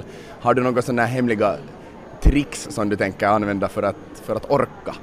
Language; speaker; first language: Swedish; native; Swedish